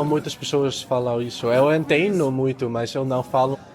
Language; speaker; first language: Portuguese; non-native, learner; Dutch